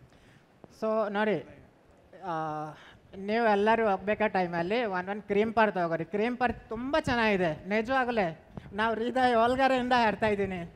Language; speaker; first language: Kannada; non-native, local second language; Hindi